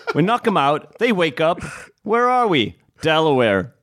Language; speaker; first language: English; non-native, fluent; Swedish